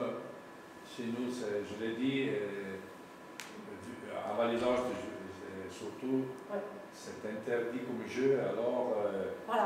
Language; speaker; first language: French; non-native, local second language; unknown